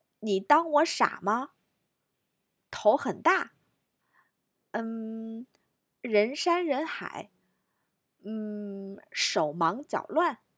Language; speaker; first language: Chinese; non-native, fluent; English